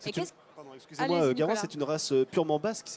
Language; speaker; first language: French; native; French